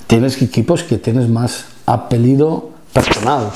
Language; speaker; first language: Spanish; non-native, fluent; Italian